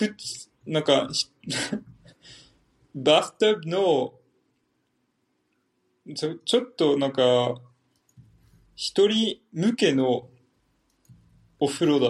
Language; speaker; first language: Japanese; non-native, fluent; French